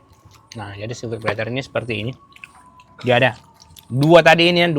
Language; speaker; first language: Malay; native; Malay